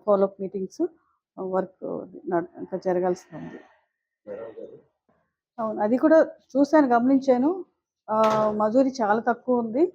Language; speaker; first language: Telugu; native; Telugu